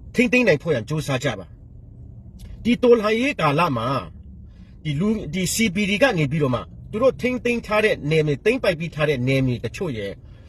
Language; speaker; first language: Burmese; non-native, local second language; Hakha Chin